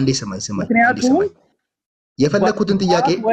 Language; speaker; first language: Amharic; native; Amharic